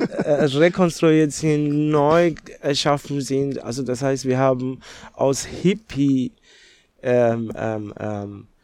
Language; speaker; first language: German; non-native, fluent; Persian